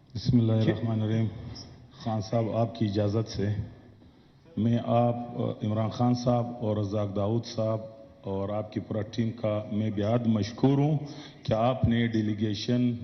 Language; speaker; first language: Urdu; non-native, local second language; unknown